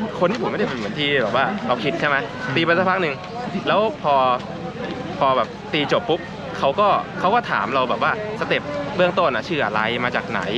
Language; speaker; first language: Thai; native; Thai